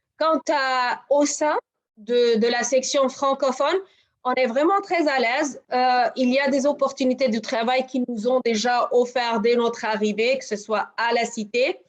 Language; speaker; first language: French; non-native, local second language; Arabic